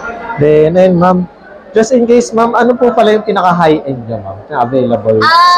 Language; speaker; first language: Filipino; native; Filipino